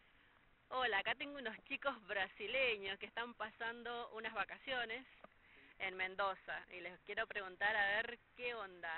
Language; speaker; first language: Spanish; native; Spanish